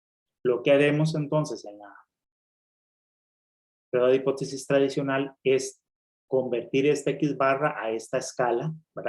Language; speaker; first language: Spanish; native; Spanish